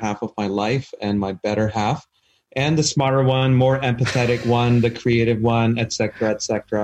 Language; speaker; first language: English; non-native, local second language; Urdu